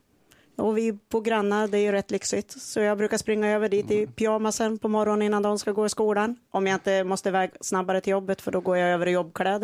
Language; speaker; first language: Swedish; native; Swedish